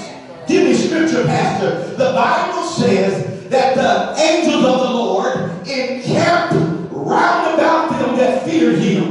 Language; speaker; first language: English; native; English